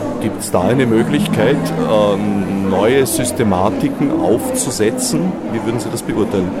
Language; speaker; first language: German; native; German